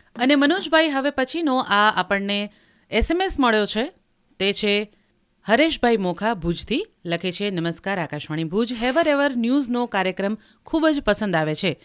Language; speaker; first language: Gujarati; native; Gujarati